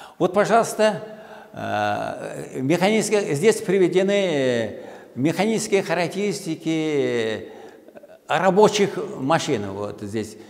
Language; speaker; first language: Russian; non-native, local second language; Uzbek